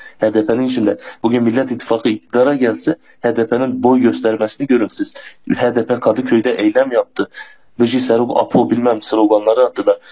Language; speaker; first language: Turkish; non-native, local second language; Kurdish